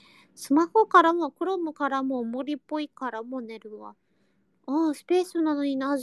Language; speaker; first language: Japanese; non-native, learner; Indonesian